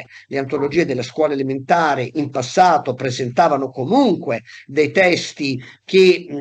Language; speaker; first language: Italian; native; Italian